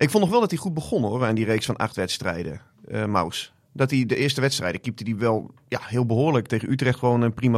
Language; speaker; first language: Dutch; native; Dutch